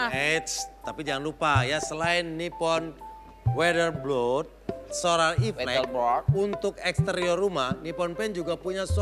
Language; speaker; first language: Indonesian; native; Indonesian